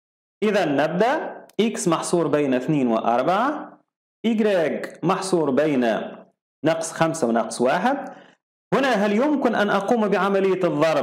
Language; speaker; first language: Arabic; native; Arabic